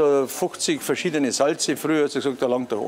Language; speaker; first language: German; native; German